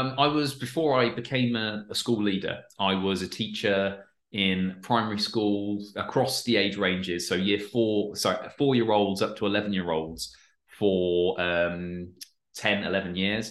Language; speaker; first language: English; native; English